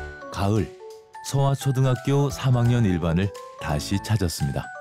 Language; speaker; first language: Korean; native; Korean